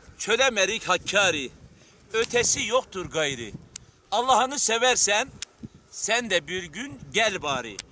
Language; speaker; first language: Turkish; non-native, local second language; Kurdish